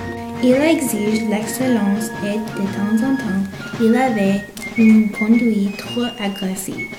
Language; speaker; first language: French; non-native, learner; English